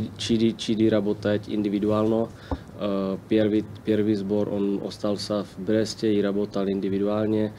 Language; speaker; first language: Russian; non-native, learner; Slovak